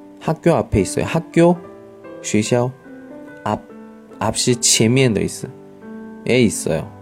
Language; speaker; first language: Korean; non-native, fluent; Chinese